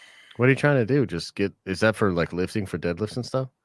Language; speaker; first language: English; native; English